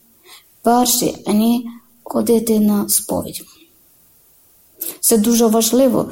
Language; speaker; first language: Ukrainian; non-native, learner; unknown